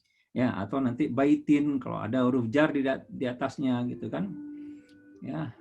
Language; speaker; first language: Indonesian; native; Indonesian